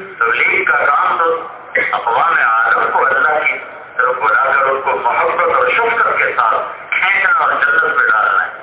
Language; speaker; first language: Urdu; non-native, local second language; Punjabi